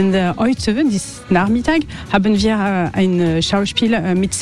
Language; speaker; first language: German; non-native, learner; French